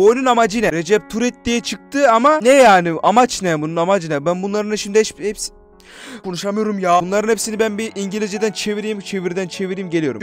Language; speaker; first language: Turkish; native; Turkish